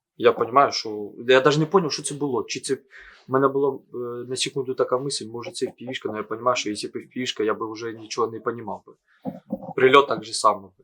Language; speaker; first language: Ukrainian; non-native, local second language; Russian